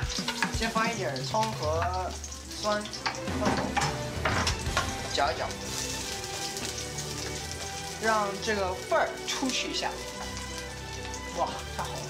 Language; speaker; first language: Chinese; non-native, learner; English